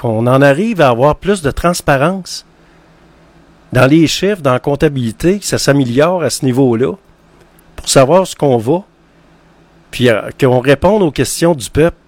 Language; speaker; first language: French; native; French